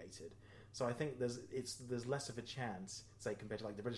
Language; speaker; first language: English; native; English